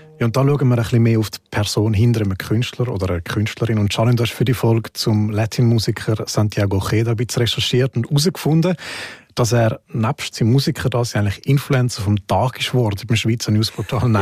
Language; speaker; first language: German; native; German